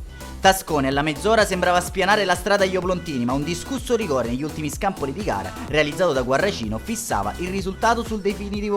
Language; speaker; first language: Italian; native; Italian